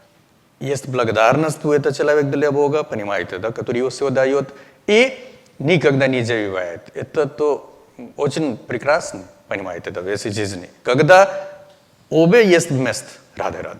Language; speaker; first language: Russian; non-native, learner; Hindi